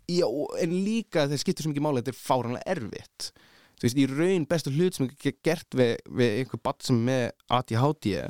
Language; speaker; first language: Icelandic; early bilingual, heritage; Icelandic